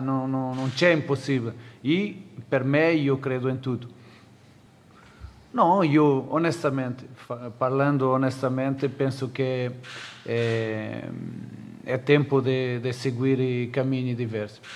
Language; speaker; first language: Italian; non-native, fluent; Portuguese